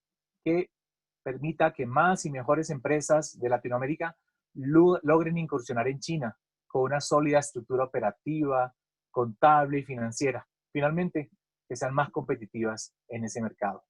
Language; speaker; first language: Spanish; native; Spanish